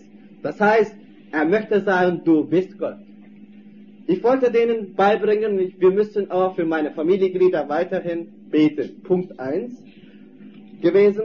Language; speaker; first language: German; non-native, fluent; Turkish